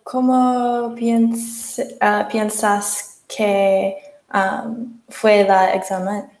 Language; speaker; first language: Spanish; non-native, learner; English